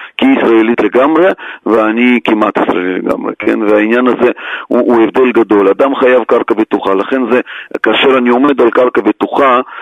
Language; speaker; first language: Hebrew; non-native, fluent; Russian